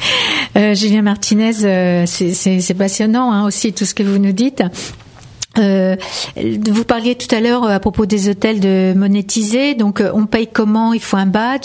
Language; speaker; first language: French; native; French